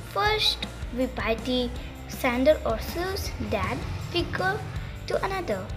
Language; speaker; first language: English; non-native, learner; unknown